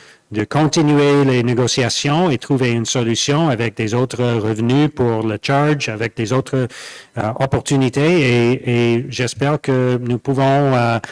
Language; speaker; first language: French; non-native, local second language; English